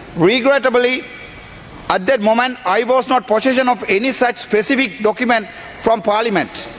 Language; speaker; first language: English; non-native, local second language; Tamil